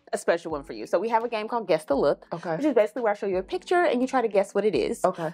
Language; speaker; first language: English; native; English